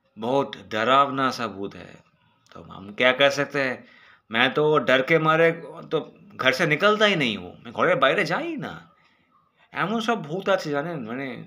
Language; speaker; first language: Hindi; non-native, local second language; Bangla